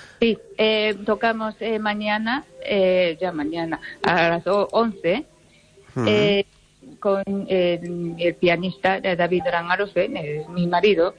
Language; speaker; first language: Spanish; non-native, learner; Japanese